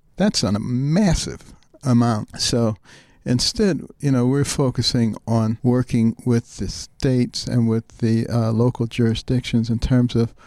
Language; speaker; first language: English; native; English